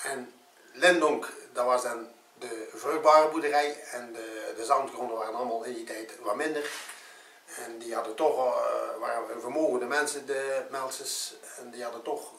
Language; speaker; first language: Dutch; native; Dutch